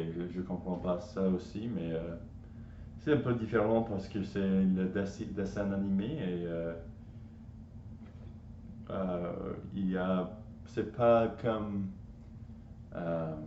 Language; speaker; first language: French; non-native, learner; English